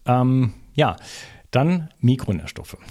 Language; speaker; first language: German; native; German